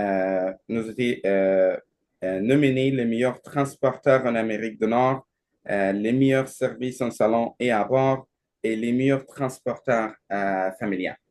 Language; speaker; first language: French; non-native, learner; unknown